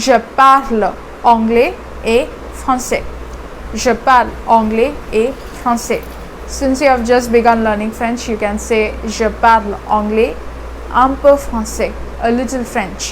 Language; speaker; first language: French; non-native, fluent; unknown